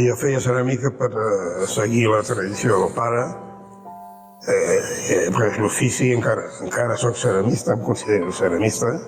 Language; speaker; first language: Catalan; early bilingual, heritage; Catalan